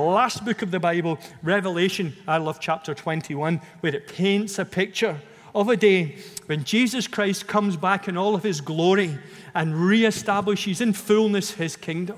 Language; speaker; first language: English; native; English